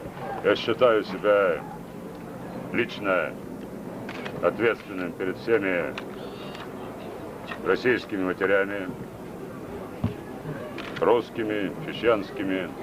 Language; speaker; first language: Russian; native; Russian